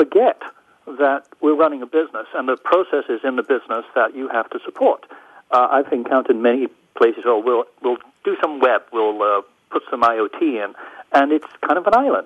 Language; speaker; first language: English; native; English